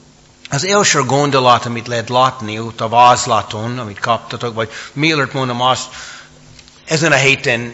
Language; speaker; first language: Hungarian; non-native, fluent; English